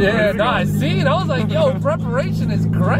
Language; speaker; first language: English; native; English